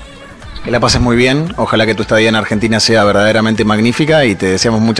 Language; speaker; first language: Spanish; native; Spanish